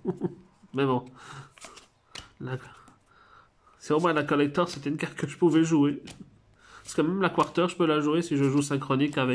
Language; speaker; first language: French; native; French